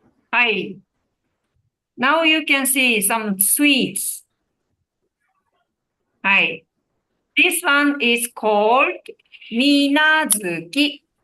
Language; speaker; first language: English; non-native, learner; Japanese